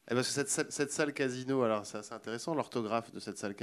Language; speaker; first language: French; native; French